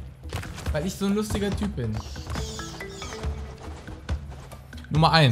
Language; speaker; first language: German; native; German